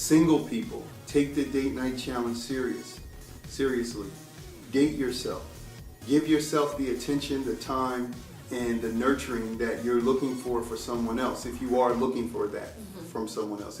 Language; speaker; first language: English; native; English